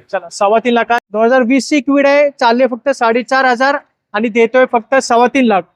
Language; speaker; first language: Marathi; native; Marathi